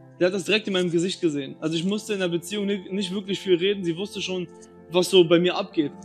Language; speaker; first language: German; early bilingual, other home language; Albanian